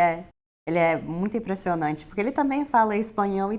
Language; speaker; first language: Portuguese; early bilingual, heritage; Portuguese